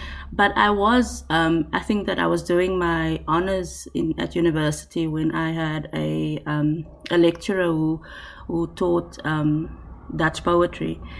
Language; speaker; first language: English; non-native, local second language; Afrikaans